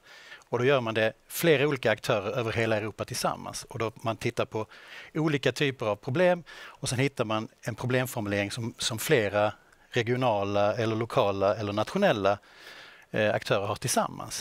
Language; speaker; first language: Swedish; native; Swedish